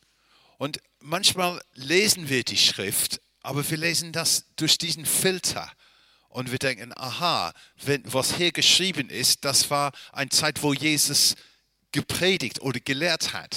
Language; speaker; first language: German; non-native, fluent; English